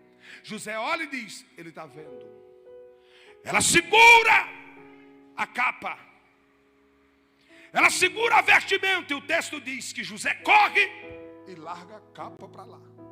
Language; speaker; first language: Portuguese; native; Portuguese